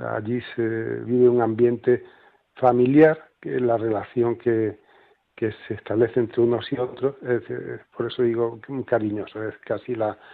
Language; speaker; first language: Spanish; native; Spanish